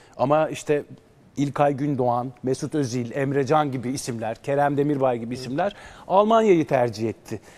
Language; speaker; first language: Turkish; native; Turkish